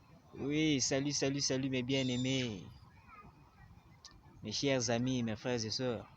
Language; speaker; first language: French; non-native, local second language; Lingala